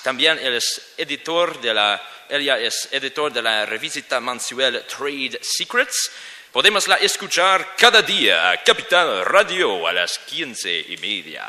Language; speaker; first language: Spanish; non-native, learner; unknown